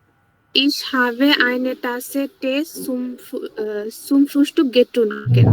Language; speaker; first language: German; non-native, learner; Bangla